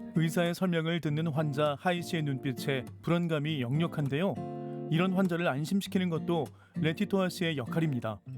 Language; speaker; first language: Korean; native; Korean